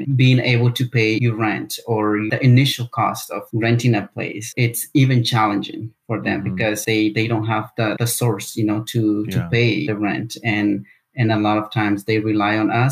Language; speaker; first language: English; non-native, fluent; Spanish